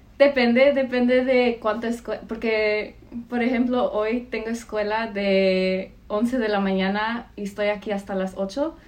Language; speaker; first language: Spanish; early bilingual, heritage; Spanish